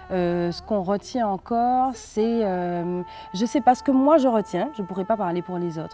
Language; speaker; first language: French; native; French